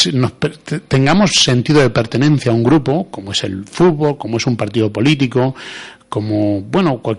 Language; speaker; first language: Spanish; native; Spanish